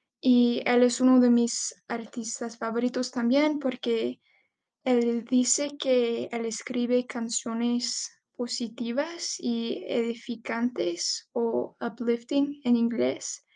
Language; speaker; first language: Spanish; non-native, learner; English